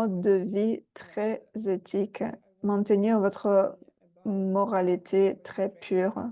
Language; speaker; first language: French; non-native, fluent; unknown